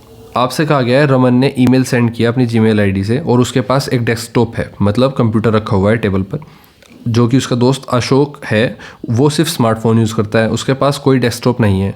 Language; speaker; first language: Hindi; native; Hindi